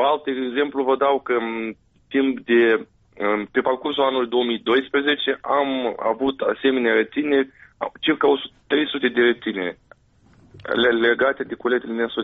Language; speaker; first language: Romanian; native; Romanian